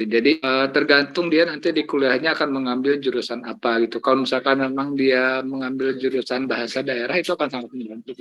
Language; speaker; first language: Indonesian; native; Indonesian